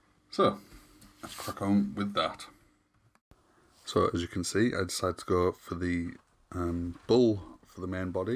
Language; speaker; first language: English; native; English